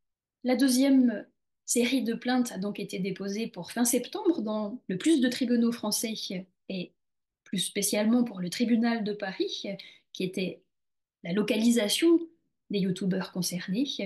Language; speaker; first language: French; native; French